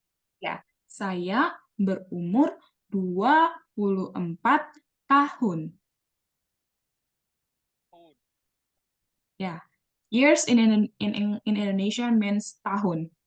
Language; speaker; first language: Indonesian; non-native, fluent; English